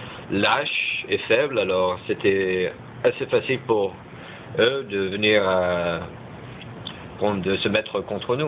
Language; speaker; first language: French; early bilingual, heritage; French